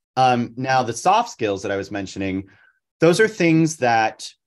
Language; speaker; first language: English; native; English